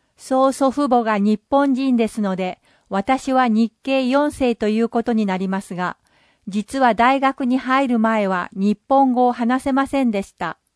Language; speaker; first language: Japanese; non-native, fluent; English